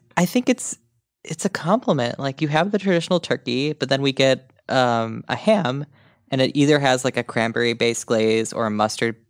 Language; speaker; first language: English; native; English